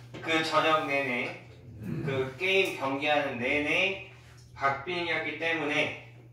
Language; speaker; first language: Korean; native; Korean